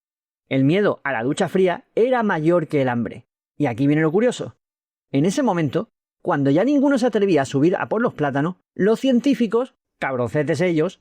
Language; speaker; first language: Spanish; native; Spanish